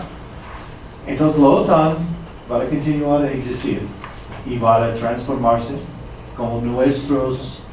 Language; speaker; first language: Spanish; non-native, fluent; English